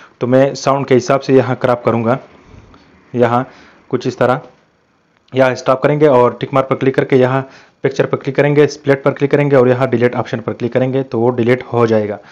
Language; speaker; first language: Urdu; non-native, local second language; Pashto